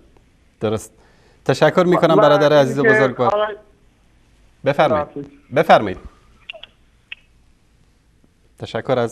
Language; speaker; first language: Persian; native; Persian